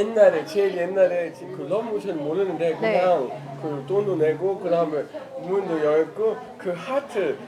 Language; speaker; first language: Korean; non-native, learner; Danish